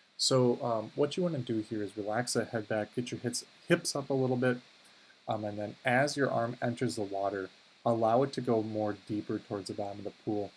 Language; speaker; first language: English; native; English